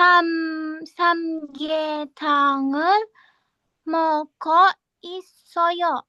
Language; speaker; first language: Korean; non-native, learner; Indonesian